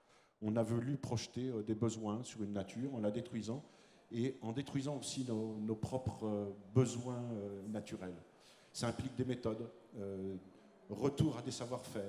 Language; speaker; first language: French; native; French